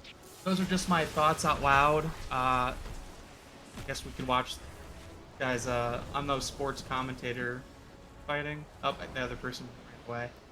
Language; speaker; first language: English; native; English